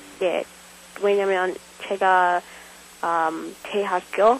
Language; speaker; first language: Korean; non-native, learner; English